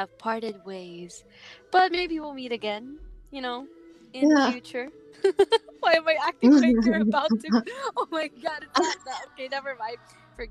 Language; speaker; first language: English; non-native, local second language; Filipino